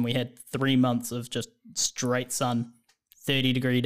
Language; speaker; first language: English; native; English